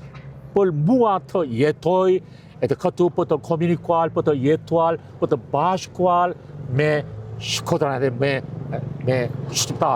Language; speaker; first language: Albanian; non-native, learner; Korean